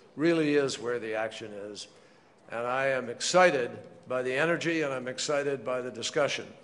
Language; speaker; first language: English; native; English